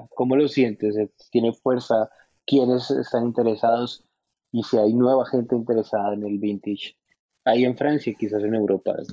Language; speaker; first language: Spanish; native; Spanish